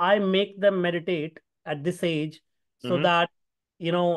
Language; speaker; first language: English; non-native, local second language; Hindi